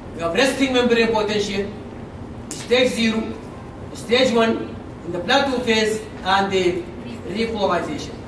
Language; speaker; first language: English; non-native, fluent; Arabic